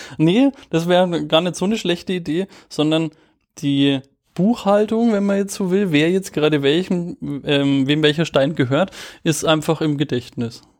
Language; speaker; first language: German; native; German